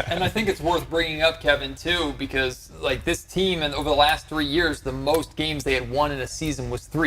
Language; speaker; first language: English; native; English